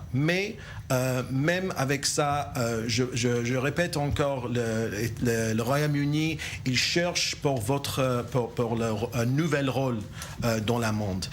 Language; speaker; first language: French; non-native, learner; English